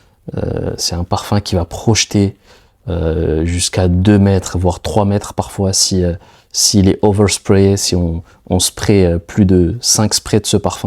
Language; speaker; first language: French; native; French